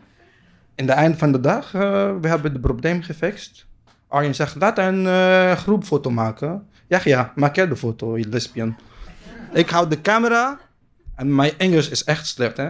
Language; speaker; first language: Dutch; non-native, learner; Arabic